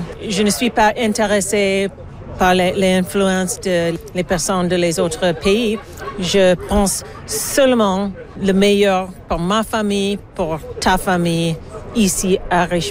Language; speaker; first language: French; non-native, learner; Chinese